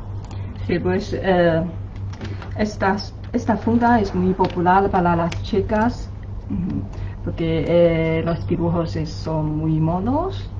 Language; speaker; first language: Spanish; non-native, learner; Chinese